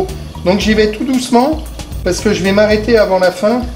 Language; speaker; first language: French; native; French